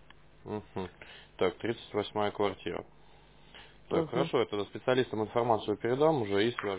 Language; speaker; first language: Russian; native; Russian